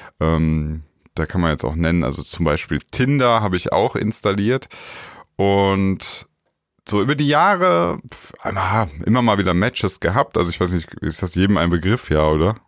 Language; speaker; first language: German; native; German